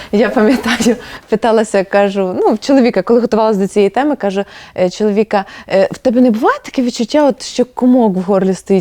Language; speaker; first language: Ukrainian; native; Ukrainian